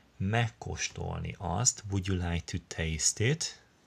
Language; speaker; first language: English; non-native, fluent; Hungarian